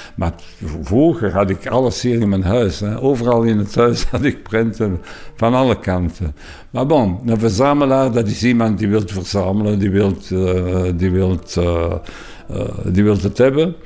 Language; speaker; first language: Dutch; non-native, local second language; French